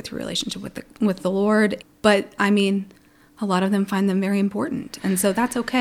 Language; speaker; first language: English; early bilingual, other home language; Pennsylvania German